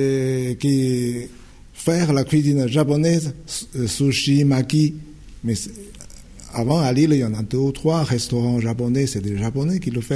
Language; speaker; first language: French; non-native, fluent; Chinese